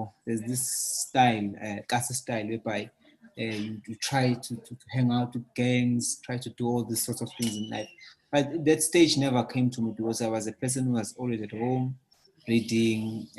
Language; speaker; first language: English; non-native, local second language; Zulu